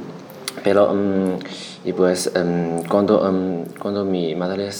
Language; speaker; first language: Spanish; non-native, learner; Chinese